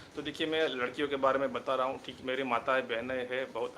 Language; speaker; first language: Hindi; non-native, local second language; Gujarati